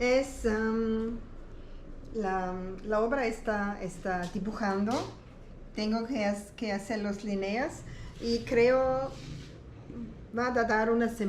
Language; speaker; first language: Spanish; non-native, learner; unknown